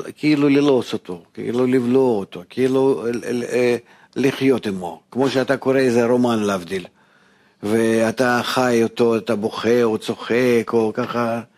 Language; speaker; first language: Hebrew; non-native, fluent; Russian